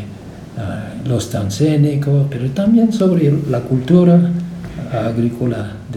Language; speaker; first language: Spanish; non-native, fluent; English